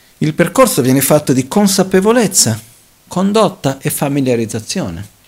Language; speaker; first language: Italian; non-native, fluent; Portuguese